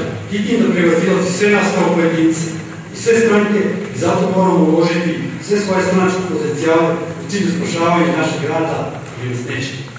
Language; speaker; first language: Serbian; native; Serbian